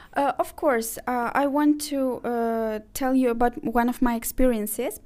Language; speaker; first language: English; non-native, fluent; Azerbaijani